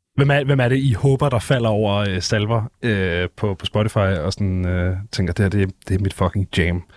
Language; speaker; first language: Danish; native; Danish